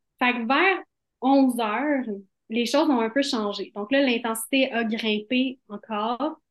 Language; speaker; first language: French; native; French